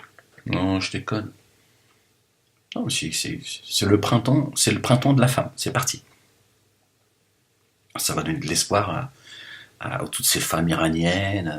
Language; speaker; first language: French; native; French